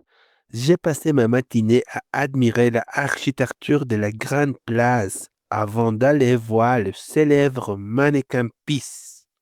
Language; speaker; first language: French; non-native, learner; Spanish